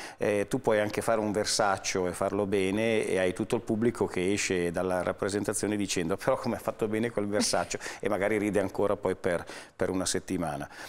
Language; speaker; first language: Italian; native; Italian